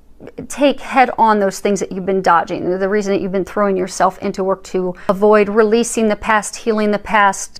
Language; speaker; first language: English; native; English